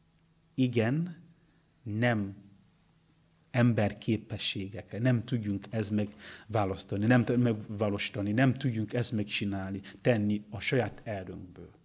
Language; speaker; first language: Hungarian; non-native, learner; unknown